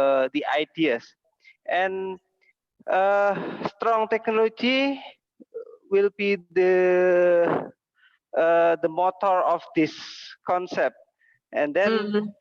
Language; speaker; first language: English; non-native, learner; Indonesian